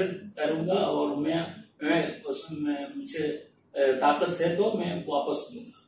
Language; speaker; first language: Hindi; non-native, local second language; Malayalam